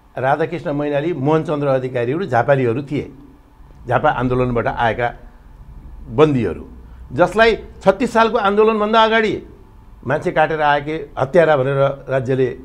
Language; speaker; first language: Nepali; native; Nepali